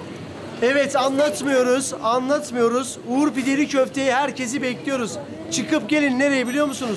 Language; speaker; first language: Turkish; native; Turkish